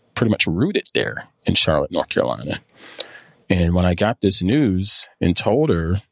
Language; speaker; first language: English; native; English